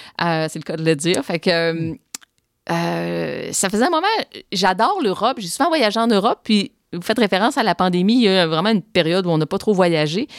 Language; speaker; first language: French; native; French